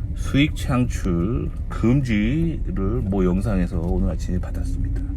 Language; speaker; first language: Korean; native; Korean